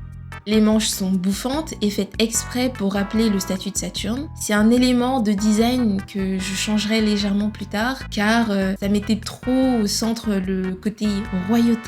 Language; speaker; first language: French; native; French